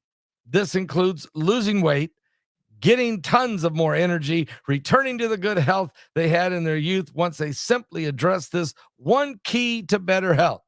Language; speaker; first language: English; native; English